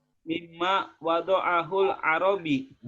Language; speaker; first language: Arabic; non-native, fluent; Indonesian